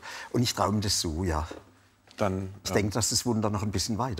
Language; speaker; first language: German; native; German